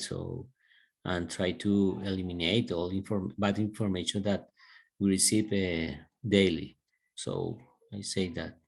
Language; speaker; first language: English; non-native, learner; Spanish